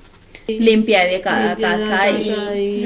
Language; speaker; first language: Spanish; non-native, learner; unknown